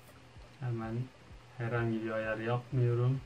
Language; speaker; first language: Turkish; native; Turkish